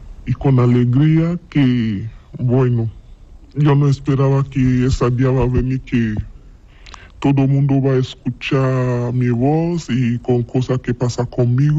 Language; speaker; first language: Spanish; non-native, learner; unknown